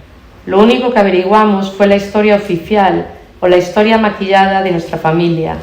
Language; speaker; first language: Spanish; native; Spanish